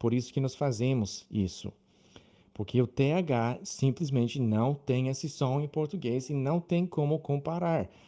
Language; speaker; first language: Portuguese; non-native, fluent; English